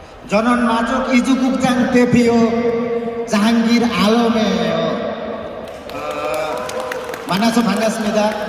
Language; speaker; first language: Korean; non-native, fluent; Bangla